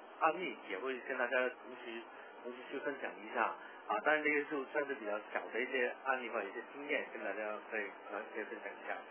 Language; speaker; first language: Chinese; non-native, local second language; Cantonese